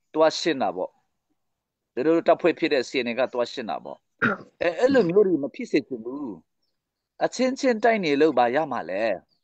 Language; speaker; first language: Burmese; non-native, local second language; Hakha Chin